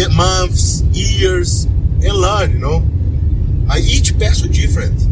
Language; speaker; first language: English; non-native, learner; Portuguese